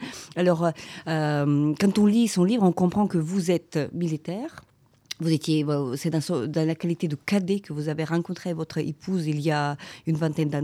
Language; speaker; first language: French; non-native, fluent; Ukrainian